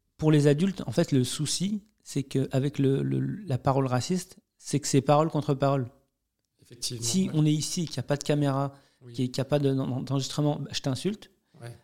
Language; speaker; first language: French; native; French